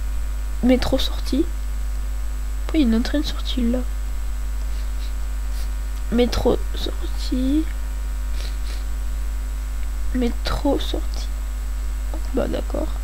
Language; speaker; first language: French; native; French